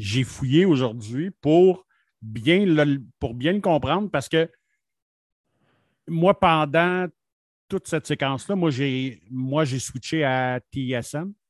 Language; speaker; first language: French; native; French